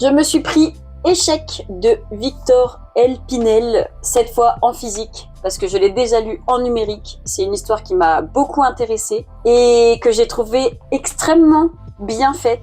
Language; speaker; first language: French; native; French